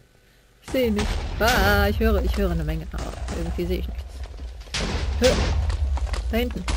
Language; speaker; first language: German; native; German